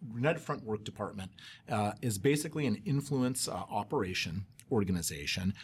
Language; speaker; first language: English; native; English